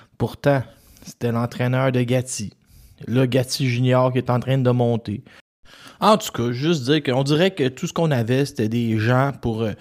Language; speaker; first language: French; native; French